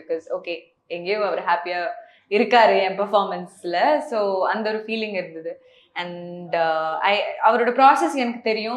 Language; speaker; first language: Tamil; non-native, local second language; Malayalam